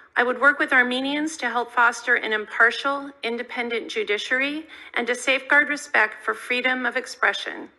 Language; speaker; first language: English; native; English